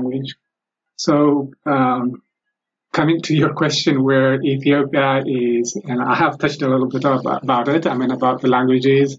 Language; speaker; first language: English; non-native, fluent; Amharic